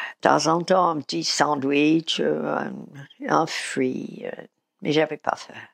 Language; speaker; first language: French; non-native, fluent; English